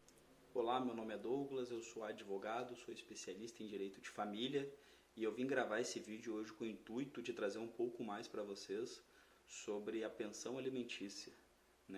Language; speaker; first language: Portuguese; native; Portuguese